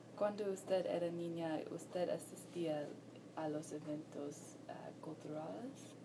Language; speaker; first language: Spanish; non-native, learner; English